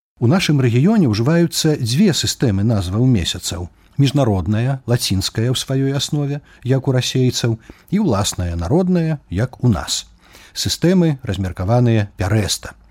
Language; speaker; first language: Belarusian; native; Belarusian